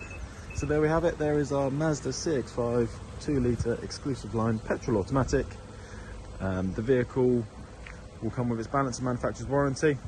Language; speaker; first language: English; native; English